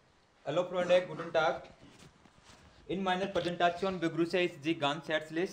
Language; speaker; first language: German; non-native, learner; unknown